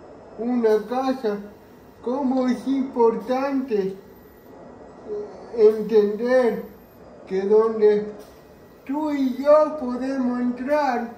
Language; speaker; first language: Spanish; early bilingual, heritage; Spanish